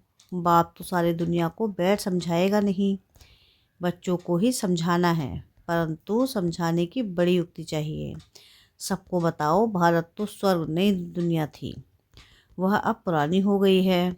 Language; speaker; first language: Hindi; native; Hindi